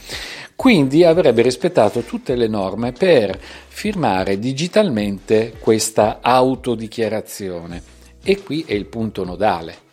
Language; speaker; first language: Italian; native; Italian